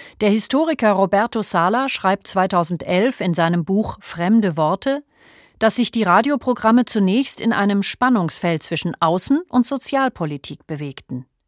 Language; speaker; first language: German; native; German